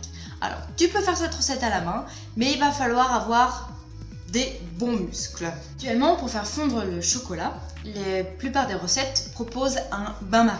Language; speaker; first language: French; native; French